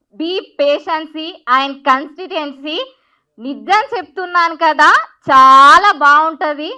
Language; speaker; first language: Telugu; non-native, local second language; Marathi